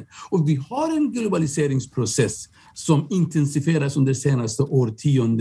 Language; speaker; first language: Swedish; non-native, fluent; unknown